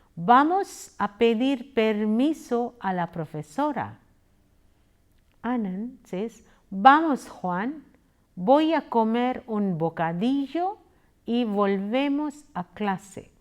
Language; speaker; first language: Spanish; non-native, fluent; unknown